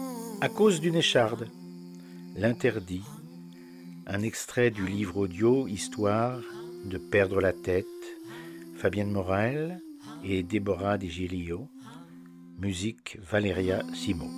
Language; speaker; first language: French; native; French